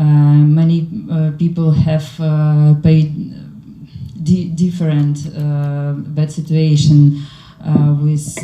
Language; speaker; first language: English; non-native, learner; Ukrainian